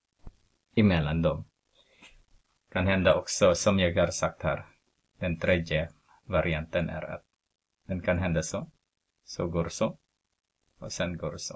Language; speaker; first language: Swedish; non-native, fluent; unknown